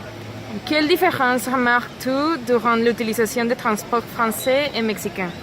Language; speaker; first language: French; non-native, learner; Spanish